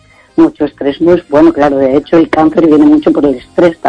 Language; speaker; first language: Spanish; native; Spanish